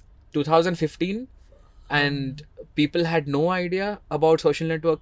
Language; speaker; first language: English; non-native, local second language; Odia